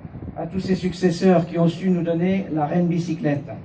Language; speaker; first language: French; native; French